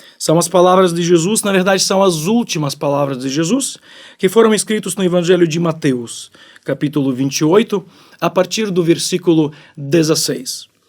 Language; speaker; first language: Portuguese; non-native, fluent; Ukrainian